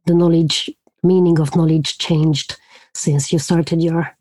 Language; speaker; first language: English; non-native, fluent; Hungarian